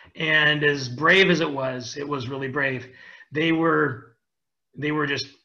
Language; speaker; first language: English; native; English